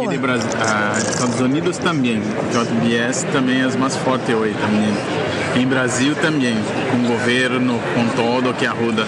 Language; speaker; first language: Spanish; non-native, learner; Portuguese